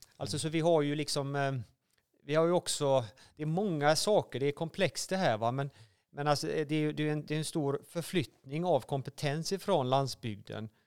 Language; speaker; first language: Swedish; native; Swedish